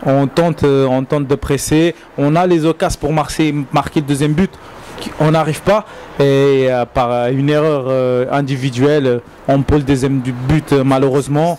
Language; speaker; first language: French; native; French